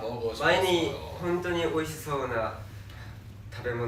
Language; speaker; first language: Japanese; non-native, fluent; Korean